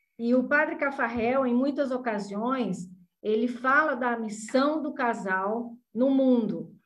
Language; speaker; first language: Portuguese; native; Portuguese